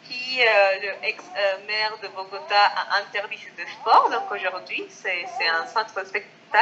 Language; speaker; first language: French; non-native, fluent; Spanish